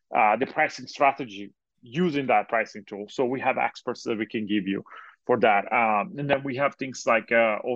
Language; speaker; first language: English; non-native, fluent; Italian